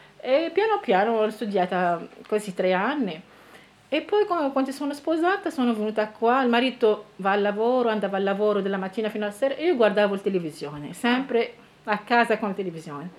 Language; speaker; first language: Italian; non-native, learner; Arabic